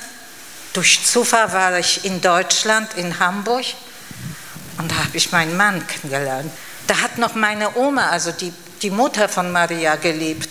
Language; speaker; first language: German; non-native, fluent; Polish